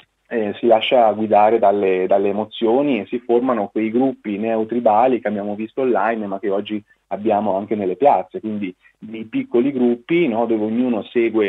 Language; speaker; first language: Italian; native; Italian